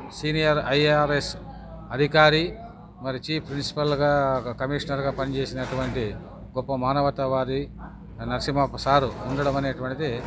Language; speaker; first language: Telugu; native; Telugu